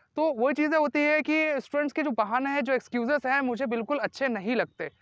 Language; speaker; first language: Hindi; native; Hindi